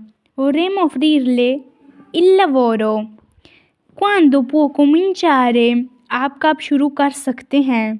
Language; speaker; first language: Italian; non-native, fluent; Urdu